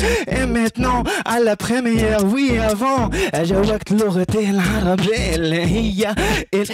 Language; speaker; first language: French; non-native, learner; English